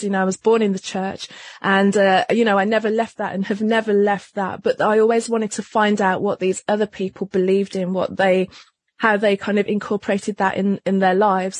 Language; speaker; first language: English; native; English